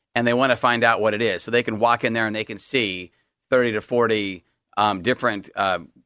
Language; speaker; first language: English; native; English